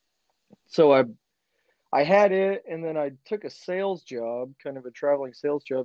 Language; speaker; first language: English; native; English